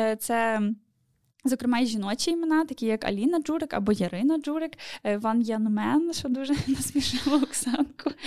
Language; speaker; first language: Ukrainian; native; Ukrainian